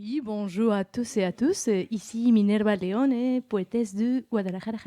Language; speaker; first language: French; non-native, fluent; Spanish